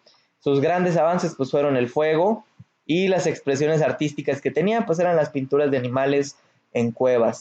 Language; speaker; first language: Spanish; native; Spanish